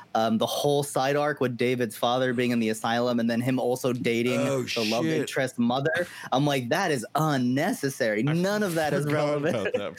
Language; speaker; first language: English; early bilingual, other home language; Hindi